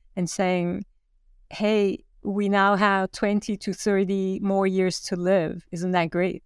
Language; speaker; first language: English; non-native, fluent; Turkish